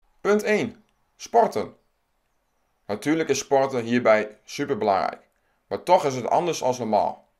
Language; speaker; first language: Dutch; native; Dutch